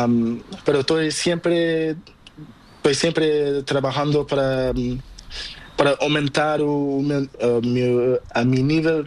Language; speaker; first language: Spanish; non-native, learner; Portuguese